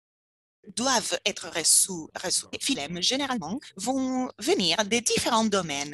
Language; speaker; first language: French; non-native, fluent; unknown